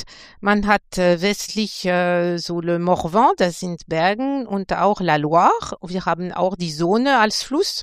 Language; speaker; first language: German; non-native, fluent; French